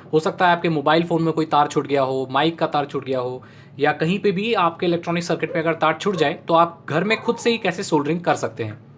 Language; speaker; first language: Hindi; native; Hindi